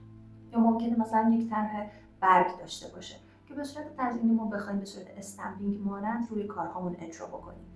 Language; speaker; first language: Persian; native; Persian